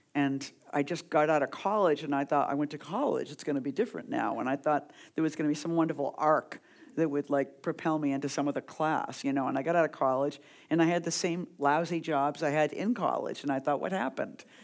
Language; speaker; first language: English; native; English